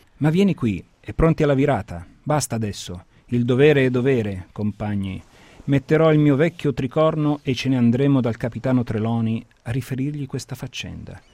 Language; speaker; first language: Italian; early bilingual, heritage; Italian